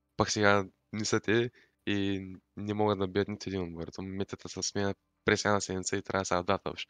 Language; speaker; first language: Bulgarian; non-native, local second language; Turkish